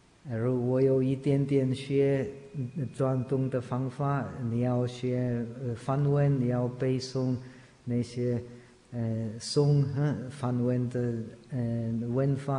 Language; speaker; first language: Chinese; non-native, fluent; Czech